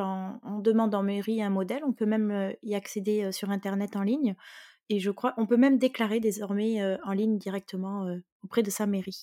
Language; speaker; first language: French; native; French